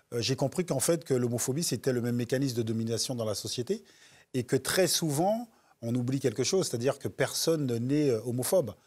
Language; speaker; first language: French; native; French